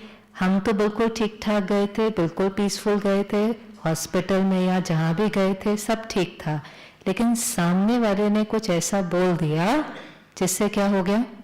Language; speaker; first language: Hindi; native; Hindi